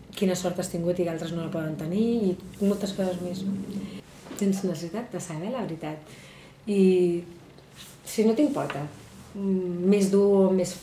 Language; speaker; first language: Catalan; early bilingual, other home language; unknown